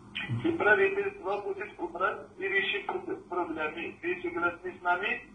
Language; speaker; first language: Russian; non-native, learner; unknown